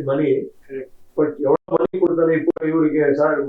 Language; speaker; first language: Tamil; non-native, learner; Kannada